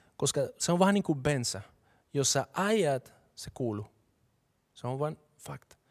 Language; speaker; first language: Finnish; non-native, fluent; Spanish